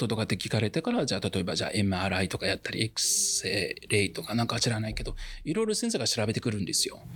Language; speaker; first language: Japanese; non-native, fluent; Arabic